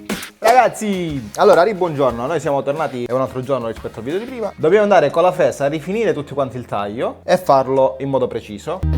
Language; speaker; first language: Italian; native; Italian